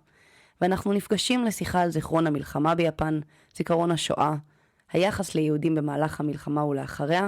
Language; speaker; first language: Hebrew; native; Hebrew